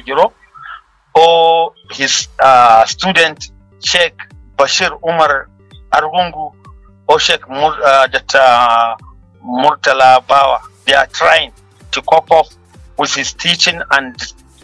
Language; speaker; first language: English; non-native, local second language; Hausa